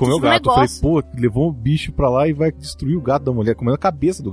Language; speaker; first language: Portuguese; native; Portuguese